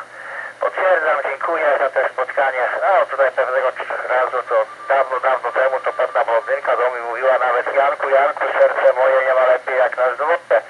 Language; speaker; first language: Polish; native; Polish